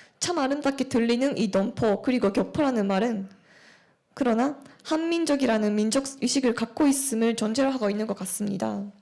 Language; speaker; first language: Korean; early bilingual, heritage; Japanese